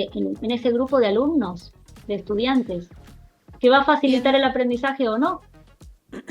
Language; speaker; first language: Spanish; native; Spanish